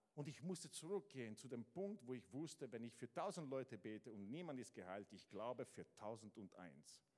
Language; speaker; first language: German; non-native, fluent; Italian